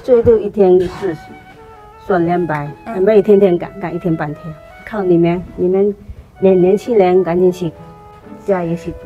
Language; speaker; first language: Chinese; native; Chinese